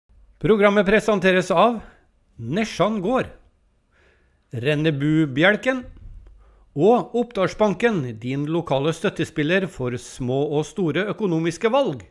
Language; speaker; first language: Norwegian; native; Norwegian